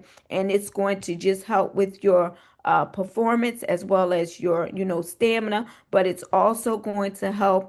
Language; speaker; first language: English; native; English